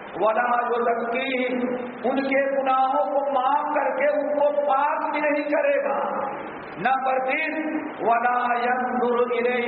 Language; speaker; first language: Urdu; native; Urdu